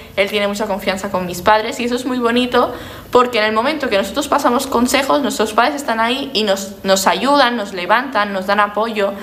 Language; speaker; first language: Spanish; native; Spanish